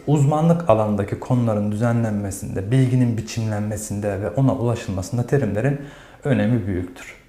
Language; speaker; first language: Turkish; native; Turkish